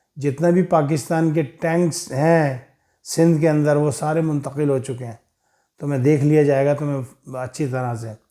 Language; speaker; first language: Urdu; native; Urdu